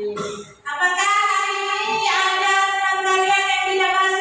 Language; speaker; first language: Indonesian; native; Indonesian